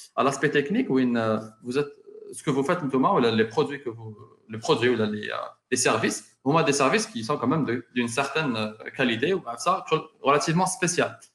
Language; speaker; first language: French; non-native, local second language; Arabic